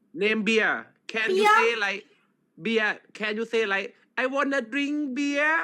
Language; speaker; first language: English; non-native, learner; Thai